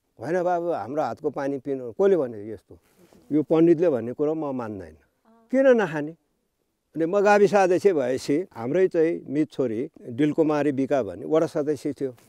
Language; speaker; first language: Nepali; non-native, local second language; Gurung